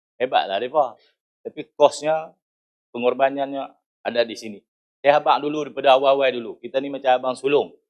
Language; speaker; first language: Malay; native; Malay